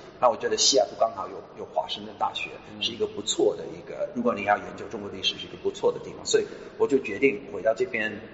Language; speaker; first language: Chinese; non-native, fluent; English